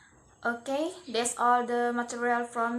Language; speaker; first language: English; non-native, learner; Indonesian